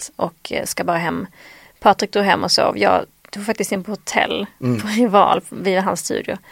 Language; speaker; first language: Swedish; native; Swedish